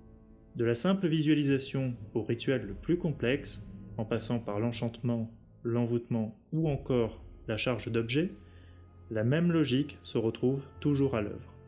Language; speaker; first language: French; native; French